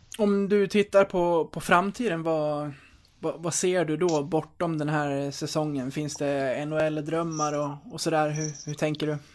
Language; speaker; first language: Swedish; native; Swedish